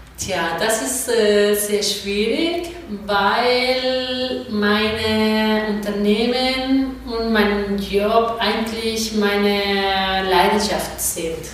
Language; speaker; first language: German; non-native, fluent; Spanish